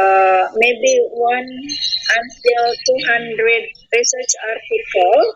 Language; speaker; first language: English; non-native, fluent; Indonesian